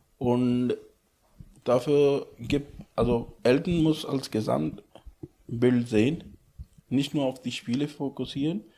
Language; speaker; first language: German; non-native, fluent; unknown